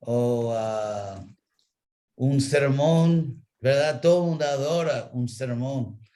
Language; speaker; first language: Spanish; non-native, fluent; English